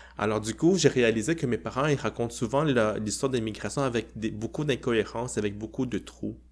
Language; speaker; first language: French; early bilingual, other home language; Cantonese